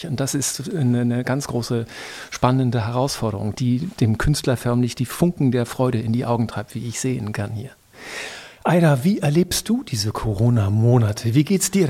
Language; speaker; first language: German; native; German